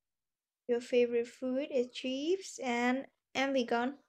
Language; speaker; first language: English; non-native, fluent; Vietnamese